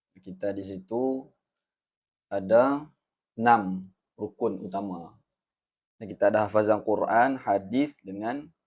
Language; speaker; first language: Malay; native; Malay